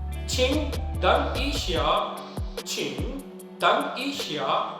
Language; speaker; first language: Chinese; non-native, learner; Urdu